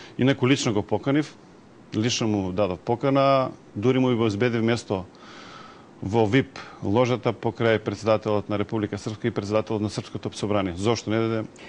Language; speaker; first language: Macedonian; non-native, local second language; Serbian